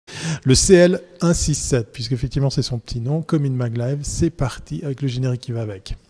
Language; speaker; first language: French; native; French